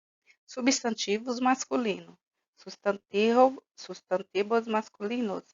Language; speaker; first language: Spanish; non-native, fluent; Portuguese